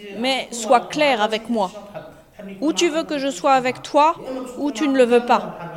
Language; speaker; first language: French; non-native, local second language; Arabic